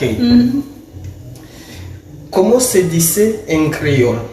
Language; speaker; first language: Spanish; non-native, learner; Haitian Creole